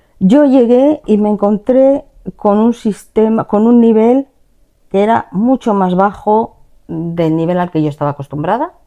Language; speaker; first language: Spanish; native; Spanish